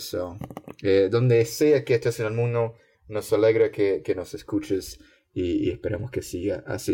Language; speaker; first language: Spanish; non-native, fluent; English